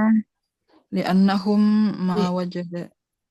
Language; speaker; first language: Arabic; non-native, learner; Indonesian